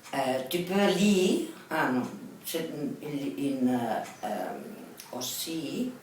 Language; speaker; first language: French; non-native, learner; Catalan